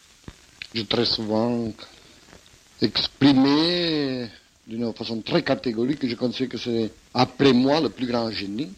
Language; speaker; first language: French; non-native, fluent; Catalan